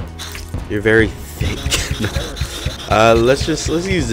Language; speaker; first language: English; native; English